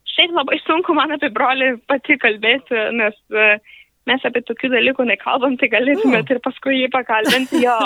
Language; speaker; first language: Lithuanian; non-native, fluent; Spanish